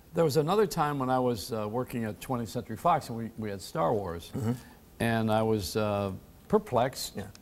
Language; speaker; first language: English; native; English